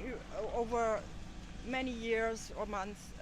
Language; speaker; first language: English; non-native, learner; German